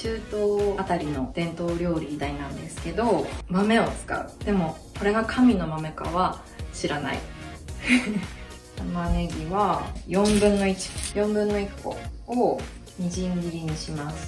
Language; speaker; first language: Japanese; native; Japanese